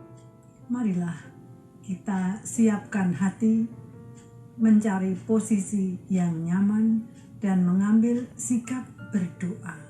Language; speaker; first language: Indonesian; native; Indonesian